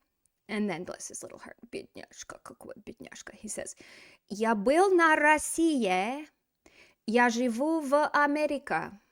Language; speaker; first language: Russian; non-native, fluent; English